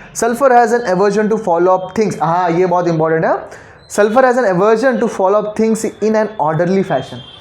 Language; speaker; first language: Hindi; non-native, local second language; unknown